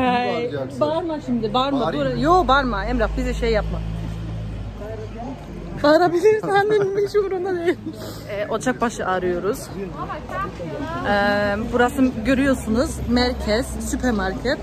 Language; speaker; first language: Turkish; non-native, learner; German